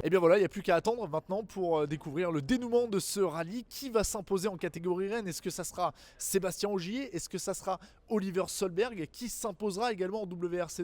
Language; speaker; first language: French; native; French